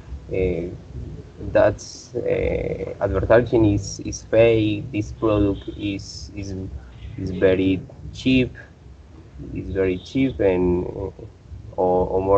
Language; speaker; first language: English; non-native, learner; Spanish